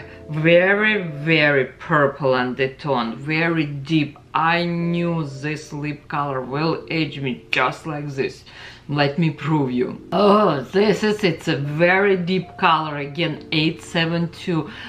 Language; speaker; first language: English; non-native, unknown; Ukrainian